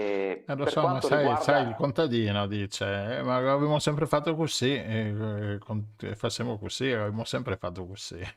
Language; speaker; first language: Italian; native; Italian